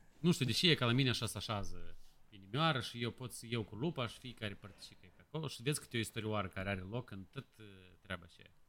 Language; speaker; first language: Romanian; non-native, local second language; Russian